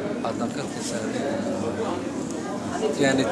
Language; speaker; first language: French; non-native, fluent; Somali